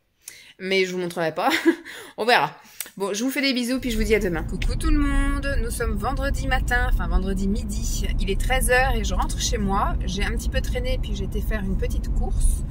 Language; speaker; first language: French; native; French